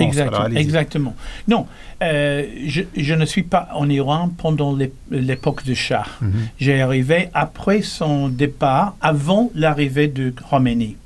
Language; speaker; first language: French; non-native, learner; English